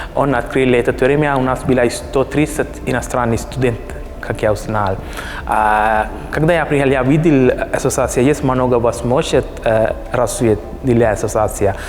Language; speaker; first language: Russian; non-native, learner; Sinhala